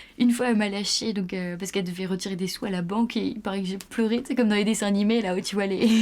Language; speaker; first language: French; native; French